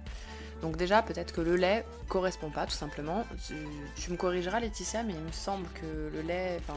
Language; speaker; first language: French; native; French